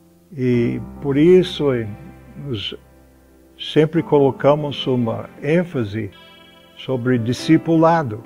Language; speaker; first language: Portuguese; non-native, fluent; English